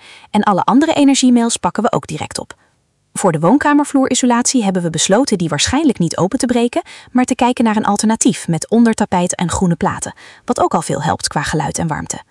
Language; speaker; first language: Dutch; native; Dutch